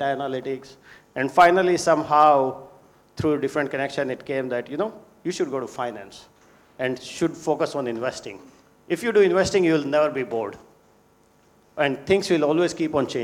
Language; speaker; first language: English; non-native, local second language; Hindi